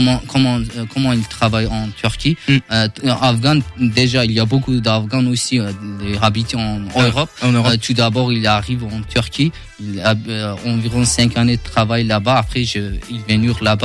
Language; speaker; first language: French; non-native, learner; Kurdish